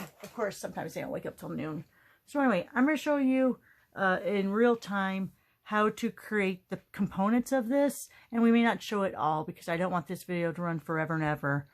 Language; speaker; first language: English; native; English